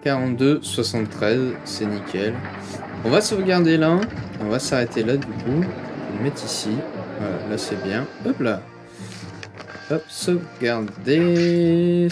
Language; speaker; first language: French; native; French